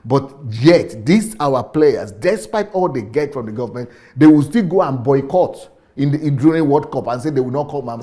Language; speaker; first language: English; non-native, local second language; Yoruba